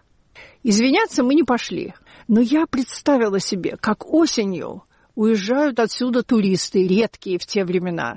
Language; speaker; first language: Russian; native; Russian